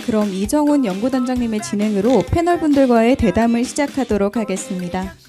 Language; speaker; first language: Korean; native; Korean